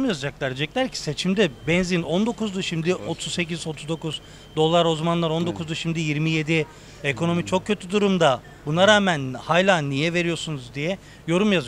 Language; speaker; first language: Turkish; native; Turkish